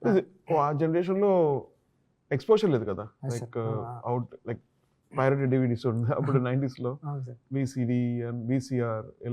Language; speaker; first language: Telugu; non-native, learner; Tamil